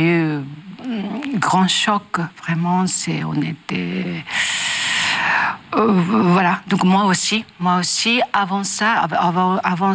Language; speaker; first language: French; non-native, learner; Japanese